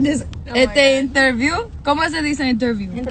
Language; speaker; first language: Spanish; early bilingual, heritage; English